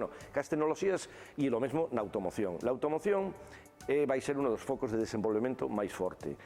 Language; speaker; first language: Galician; non-native, local second language; Spanish